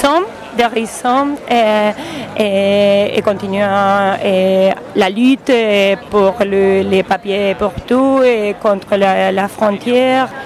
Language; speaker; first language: French; non-native, learner; Spanish